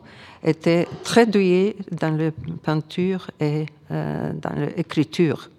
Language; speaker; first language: French; non-native, fluent; Ukrainian